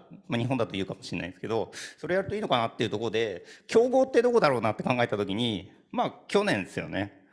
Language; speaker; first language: Japanese; native; Japanese